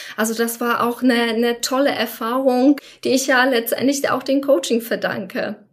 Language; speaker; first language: German; non-native, fluent; Polish